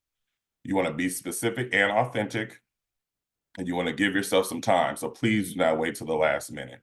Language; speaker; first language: English; native; English